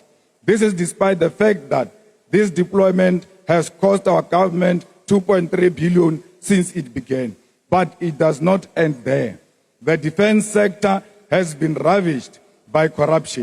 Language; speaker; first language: English; non-native, local second language; Northern Sotho